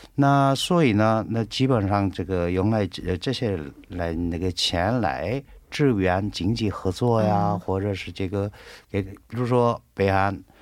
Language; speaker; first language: Chinese; non-native, fluent; Korean